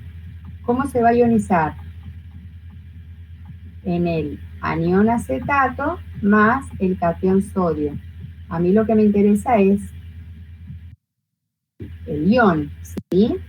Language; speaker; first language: Spanish; native; Spanish